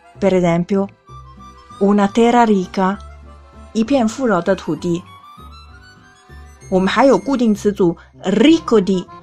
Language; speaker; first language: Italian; non-native, fluent; Chinese